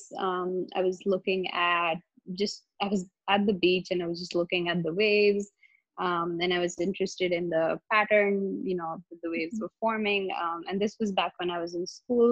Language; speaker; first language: English; non-native, local second language; Hindi